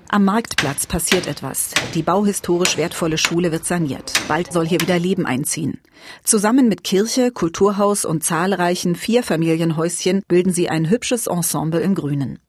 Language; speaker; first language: German; native; German